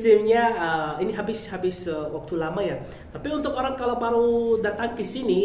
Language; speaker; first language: Indonesian; non-native, learner; Arabic